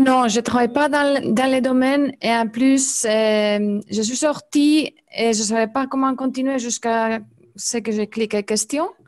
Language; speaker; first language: French; non-native, fluent; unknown